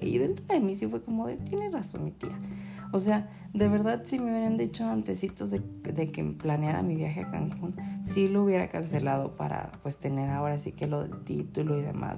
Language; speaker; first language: Spanish; native; Spanish